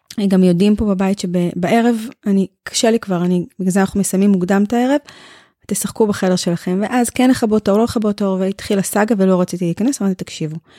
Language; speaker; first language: Hebrew; native; Hebrew